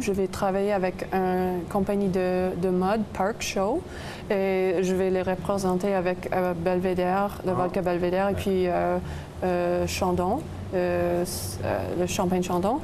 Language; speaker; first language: French; non-native, local second language; English